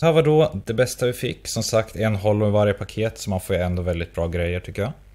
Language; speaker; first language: Swedish; native; Swedish